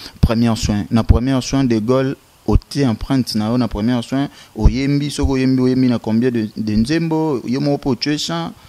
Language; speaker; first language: Lingala; native; Lingala